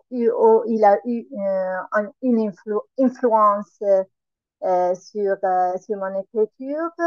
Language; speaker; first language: French; non-native, learner; Italian